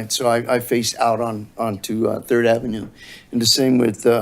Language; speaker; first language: English; native; English